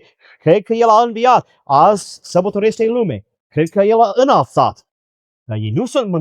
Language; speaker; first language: Romanian; non-native, learner; English